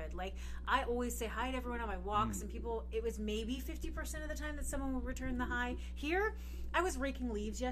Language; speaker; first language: English; native; English